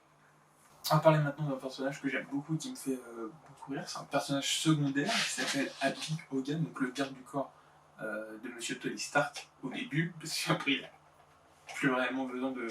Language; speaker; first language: French; native; French